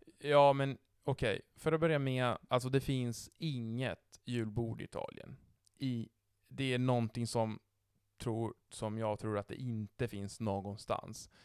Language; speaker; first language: Swedish; non-native, fluent; Italian